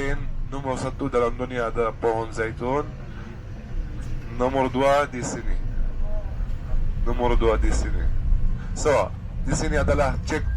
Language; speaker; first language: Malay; non-native, fluent; Arabic